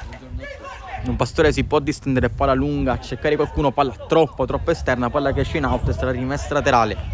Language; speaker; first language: Italian; native; Italian